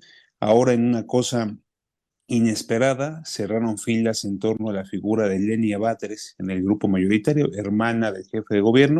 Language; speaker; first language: Spanish; native; Spanish